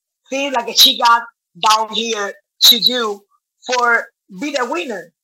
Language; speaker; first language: English; non-native, learner; Spanish